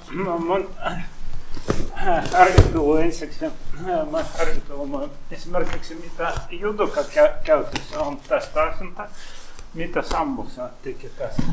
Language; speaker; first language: Finnish; non-native, learner; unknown